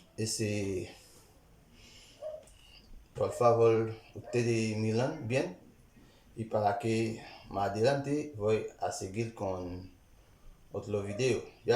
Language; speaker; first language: Spanish; non-native, learner; Haitian Creole